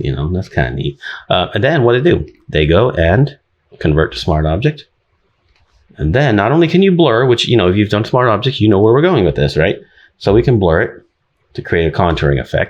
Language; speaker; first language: English; native; English